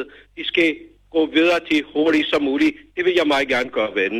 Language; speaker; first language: Danish; non-native, learner; Urdu